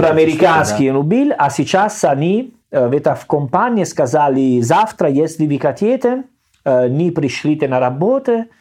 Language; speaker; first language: Russian; non-native, learner; Italian